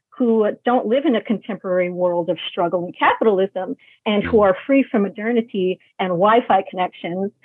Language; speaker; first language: English; native; English